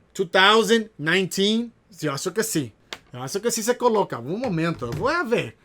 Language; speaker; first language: Portuguese; non-native, learner; Spanish